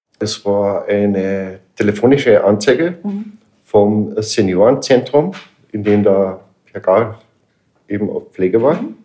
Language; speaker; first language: German; native; German